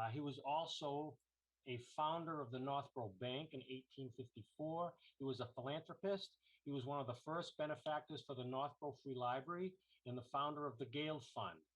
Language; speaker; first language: English; native; English